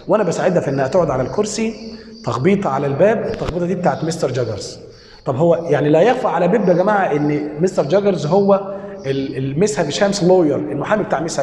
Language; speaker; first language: Arabic; native; Arabic